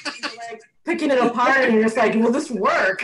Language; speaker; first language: English; native; English